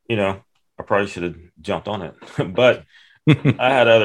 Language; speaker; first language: English; native; English